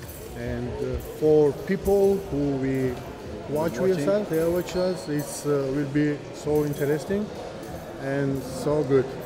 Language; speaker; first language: English; non-native, learner; Georgian